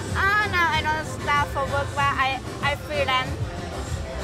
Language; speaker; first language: English; non-native, learner; Thai